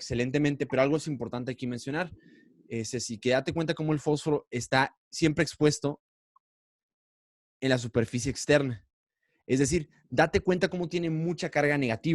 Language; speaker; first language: Spanish; native; Spanish